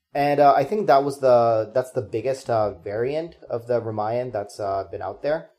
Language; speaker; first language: English; non-native, local second language; Hindi